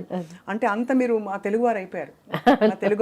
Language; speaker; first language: Telugu; native; Telugu